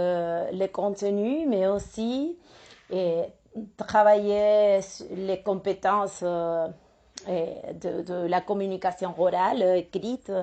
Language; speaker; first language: French; non-native, fluent; Spanish